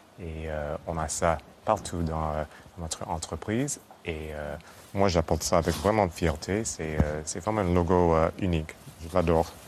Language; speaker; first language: French; non-native, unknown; English